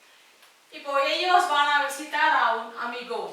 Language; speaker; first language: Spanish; non-native, fluent; Tamil